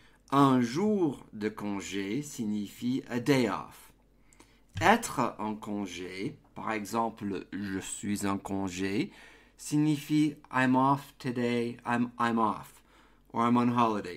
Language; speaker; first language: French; non-native, fluent; English